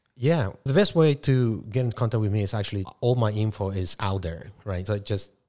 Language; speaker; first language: English; non-native, fluent; Spanish